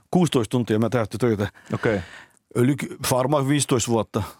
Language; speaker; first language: Finnish; non-native, learner; Turkish